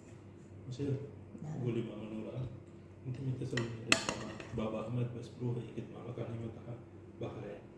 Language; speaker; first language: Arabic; non-native, learner; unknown